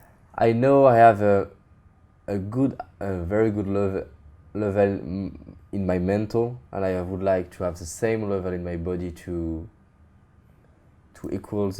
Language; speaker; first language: English; non-native, fluent; French